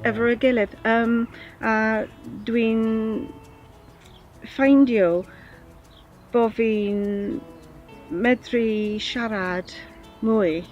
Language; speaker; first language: Welsh; non-native, learner; English